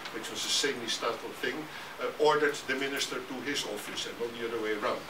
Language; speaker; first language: English; non-native, fluent; Dutch